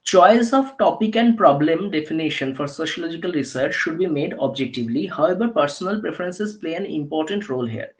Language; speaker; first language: English; non-native, local second language; Bangla